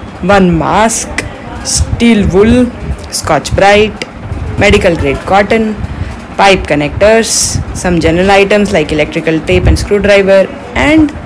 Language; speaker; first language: English; non-native, local second language; Hindi